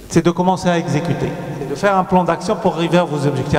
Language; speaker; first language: French; non-native, local second language; Arabic